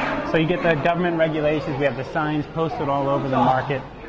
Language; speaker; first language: English; native; English